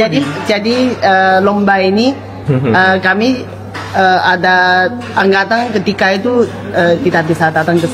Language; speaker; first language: Indonesian; non-native, fluent; Chinese